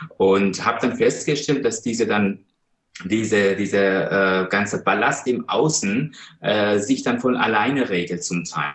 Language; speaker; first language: German; non-native, fluent; Persian